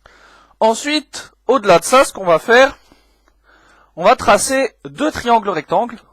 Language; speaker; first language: French; native; French